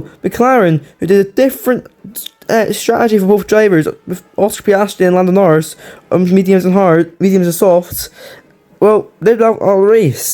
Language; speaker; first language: English; native; English